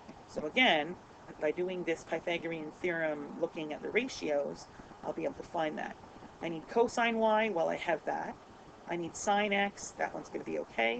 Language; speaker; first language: English; native; English